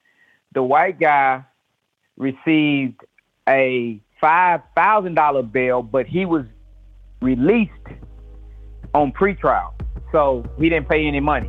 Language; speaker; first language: English; native; English